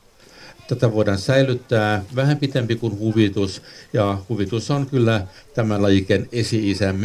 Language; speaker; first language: Finnish; non-native, local second language; Swedish